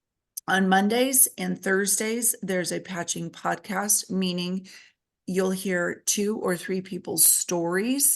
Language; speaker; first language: English; native; English